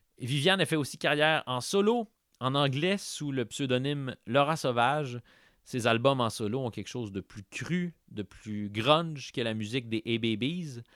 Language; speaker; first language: French; native; French